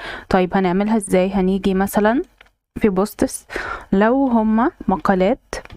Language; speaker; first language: Arabic; native; Arabic